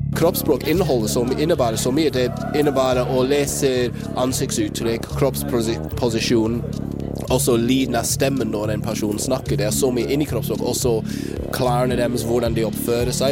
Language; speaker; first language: Norwegian; non-native, fluent; English